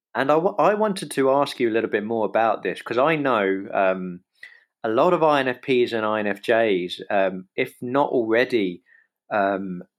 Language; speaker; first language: English; native; English